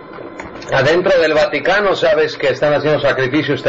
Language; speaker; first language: Spanish; native; Spanish